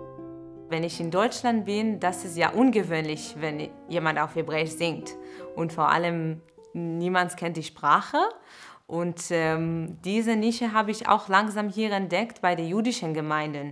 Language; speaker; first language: German; non-native, fluent; Hebrew